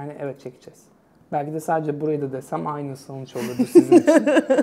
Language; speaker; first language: Turkish; native; Turkish